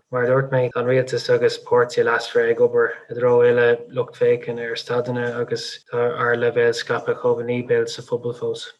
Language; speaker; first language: Irish; non-native, local second language; English